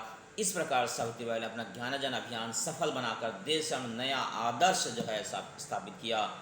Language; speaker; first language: Hindi; native; Hindi